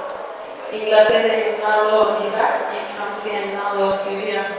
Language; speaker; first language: Spanish; non-native, fluent; Kurdish